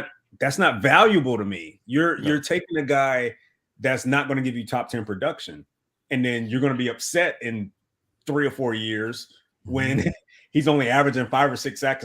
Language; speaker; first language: English; native; English